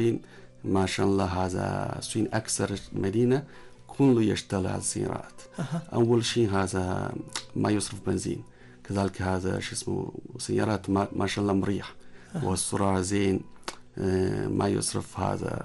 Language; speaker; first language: Arabic; non-native, learner; Chinese